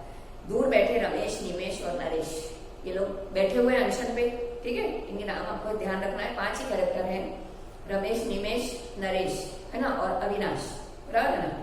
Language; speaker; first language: Hindi; non-native, local second language; Gujarati